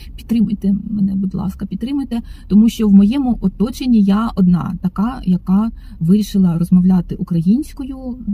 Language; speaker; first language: Ukrainian; non-native, local second language; Russian